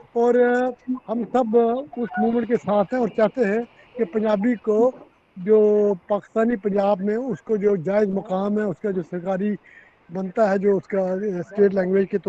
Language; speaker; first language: Hindi; non-native, local second language; Punjabi